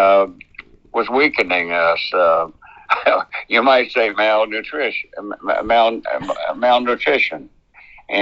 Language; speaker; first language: English; native; English